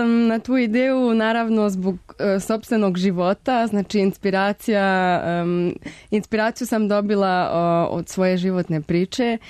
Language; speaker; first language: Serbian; non-native, fluent; Spanish